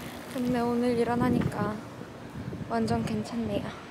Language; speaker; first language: Korean; non-native, fluent; Russian